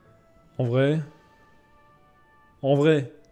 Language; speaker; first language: French; native; French